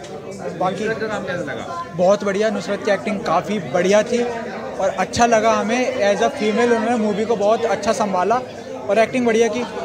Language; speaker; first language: Hindi; native; Hindi